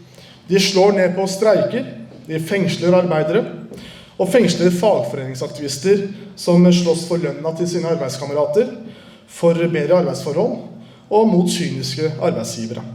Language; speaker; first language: Norwegian; early bilingual, other home language; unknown